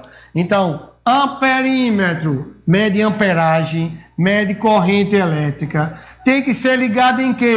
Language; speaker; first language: Portuguese; native; Portuguese